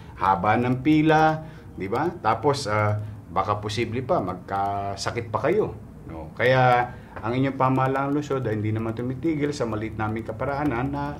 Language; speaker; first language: Filipino; native; Filipino